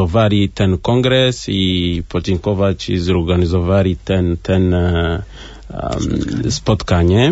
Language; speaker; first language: Polish; non-native, learner; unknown